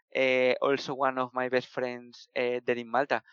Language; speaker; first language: English; non-native, fluent; Spanish